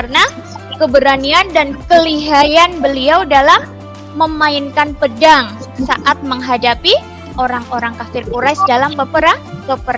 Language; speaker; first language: Indonesian; native; Indonesian